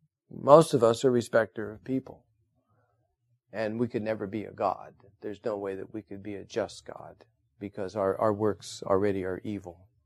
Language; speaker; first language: English; native; English